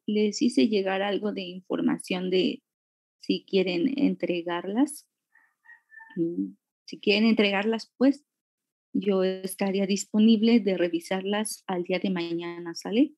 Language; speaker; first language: Spanish; native; Spanish